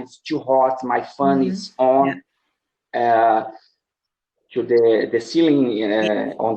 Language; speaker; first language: English; non-native, learner; Portuguese